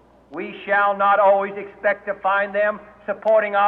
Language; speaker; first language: English; native; English